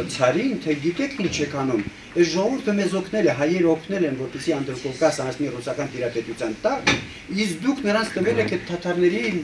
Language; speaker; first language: Armenian; native; Armenian